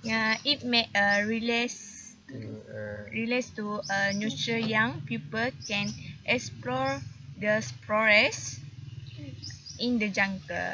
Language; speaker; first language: English; non-native, learner; Malay